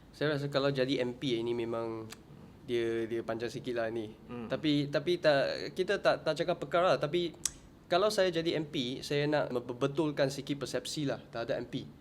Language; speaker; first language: Malay; non-native, local second language; Chinese